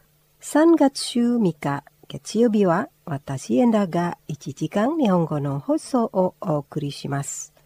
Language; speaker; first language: Japanese; non-native, fluent; Indonesian